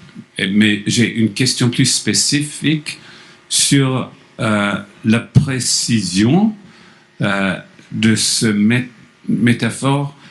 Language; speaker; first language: French; non-native, fluent; English